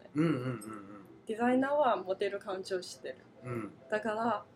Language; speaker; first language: Japanese; non-native, fluent; Chinese